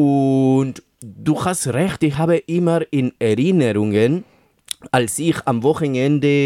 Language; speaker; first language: German; non-native, fluent; Spanish